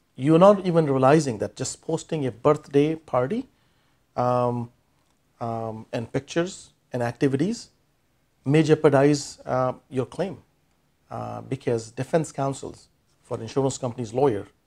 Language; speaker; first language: English; non-native, local second language; Urdu